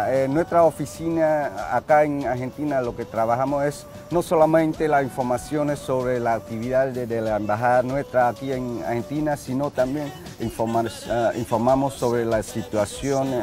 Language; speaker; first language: Spanish; non-native, fluent; Vietnamese